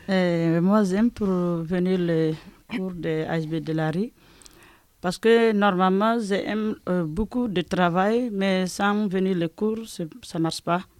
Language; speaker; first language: French; non-native, learner; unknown